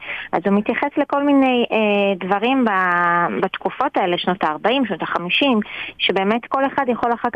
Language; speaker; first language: Hebrew; native; Hebrew